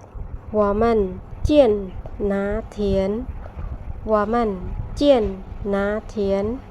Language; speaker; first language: Chinese; non-native, learner; Khmer